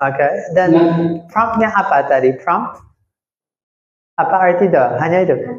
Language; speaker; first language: Indonesian; non-native, fluent; English